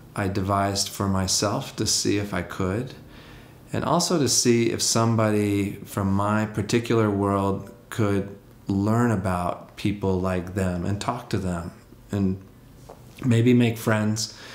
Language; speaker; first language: English; native; English